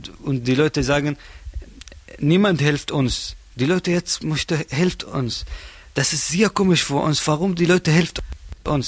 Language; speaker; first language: German; non-native, learner; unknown